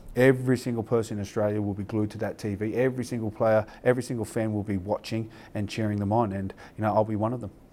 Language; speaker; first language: English; native; English